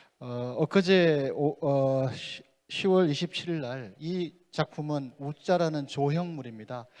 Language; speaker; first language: Korean; native; Korean